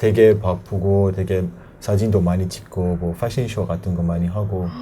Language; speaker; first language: Korean; non-native, learner; Persian